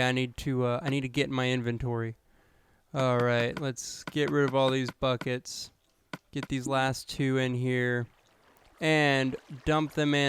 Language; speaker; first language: English; native; English